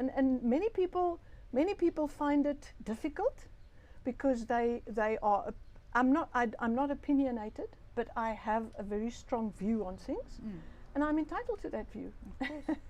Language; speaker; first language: English; non-native, local second language; Afrikaans